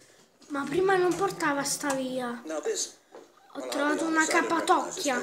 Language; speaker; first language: Italian; native; Italian